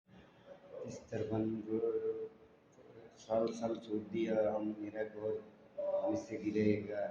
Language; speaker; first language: Hindi; non-native, learner; Bangla